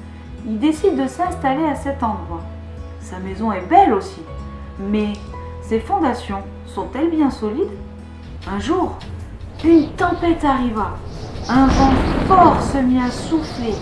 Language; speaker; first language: French; native; French